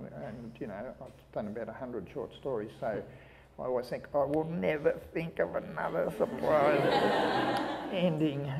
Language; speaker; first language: English; native; English